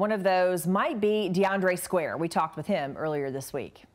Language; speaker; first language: English; native; English